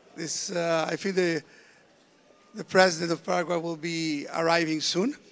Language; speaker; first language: English; non-native, fluent; Portuguese